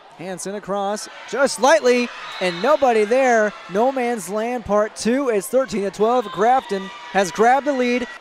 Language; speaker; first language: English; native; English